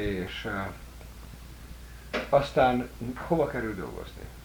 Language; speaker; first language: Hungarian; native; Hungarian